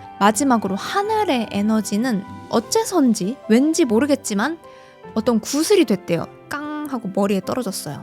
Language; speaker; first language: Korean; native; Korean